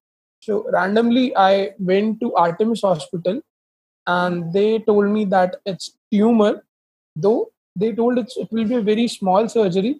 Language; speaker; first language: English; non-native, local second language; Hindi